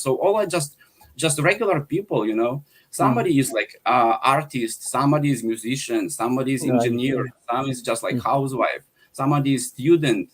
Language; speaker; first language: English; non-native, fluent; Ukrainian